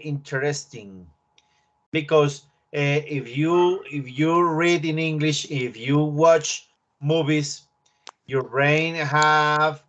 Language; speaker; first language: English; non-native, learner; Spanish